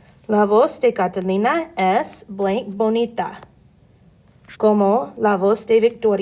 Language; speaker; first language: Spanish; non-native, fluent; English